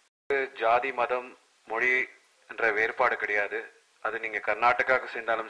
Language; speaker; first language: Tamil; native; Tamil